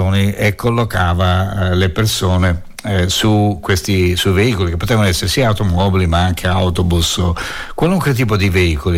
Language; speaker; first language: Italian; native; Italian